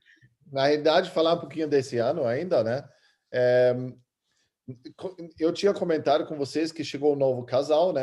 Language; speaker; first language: Portuguese; early bilingual, other home language; German